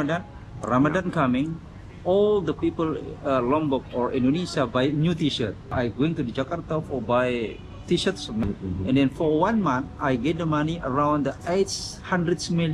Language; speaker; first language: English; non-native, learner; Indonesian